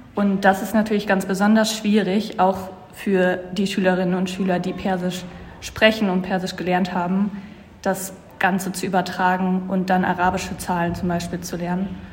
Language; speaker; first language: German; native; German